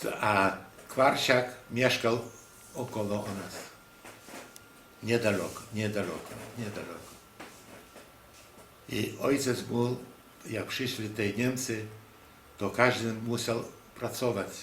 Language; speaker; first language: Polish; non-native, local second language; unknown